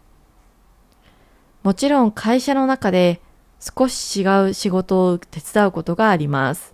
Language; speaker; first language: Japanese; native; Japanese